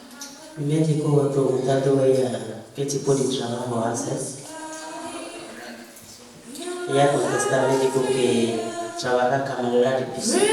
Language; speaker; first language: Spanish; non-native, learner; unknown